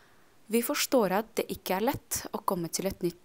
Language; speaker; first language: Norwegian; non-native, fluent; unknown